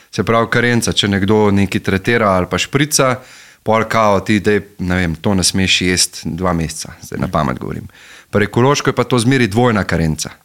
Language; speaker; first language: Slovenian; native; Slovenian